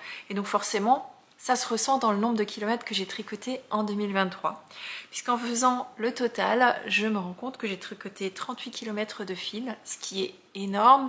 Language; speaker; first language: French; native; French